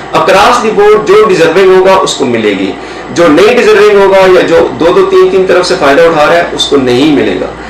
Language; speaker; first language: Urdu; non-native, local second language; Punjabi